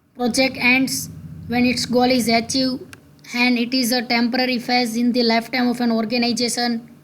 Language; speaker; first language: English; non-native, local second language; Gujarati